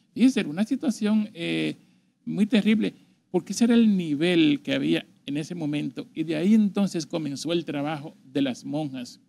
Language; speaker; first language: Spanish; native; Spanish